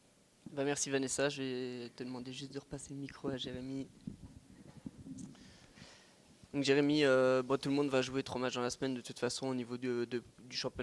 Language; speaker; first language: French; native; French